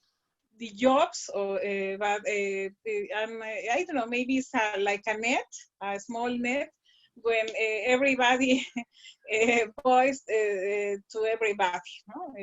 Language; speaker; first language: English; non-native, learner; Spanish